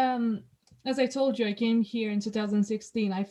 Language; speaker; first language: English; non-native, fluent; Romanian